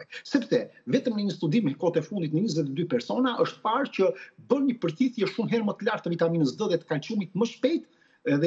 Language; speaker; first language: Albanian; native; Albanian